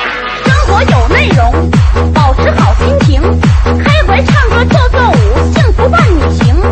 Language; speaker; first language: Chinese; native; Chinese